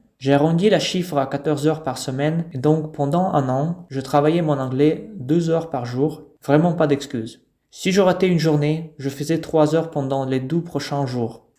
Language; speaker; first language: French; non-native, fluent; Russian